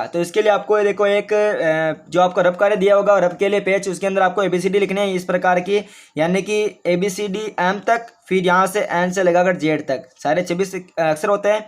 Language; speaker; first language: Hindi; native; Hindi